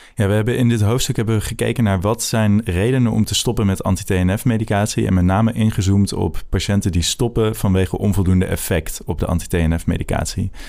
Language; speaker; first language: Dutch; native; Dutch